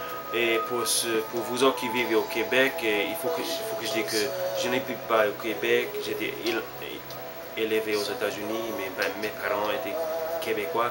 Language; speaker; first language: French; non-native, learner; English